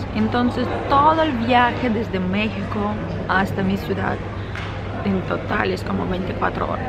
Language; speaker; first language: Spanish; non-native, fluent; Ukrainian